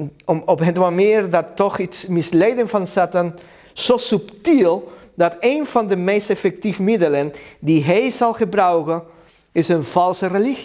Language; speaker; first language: Dutch; non-native, learner; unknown